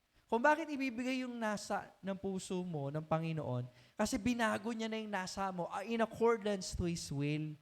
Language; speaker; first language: Filipino; native; Filipino